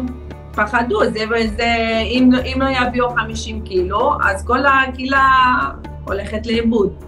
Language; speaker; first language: Hebrew; non-native, fluent; Arabic